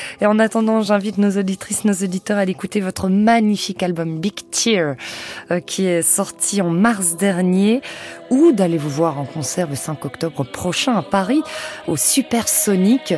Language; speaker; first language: French; native; French